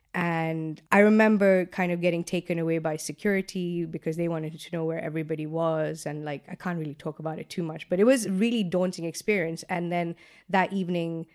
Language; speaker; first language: English; non-native, local second language; Gujarati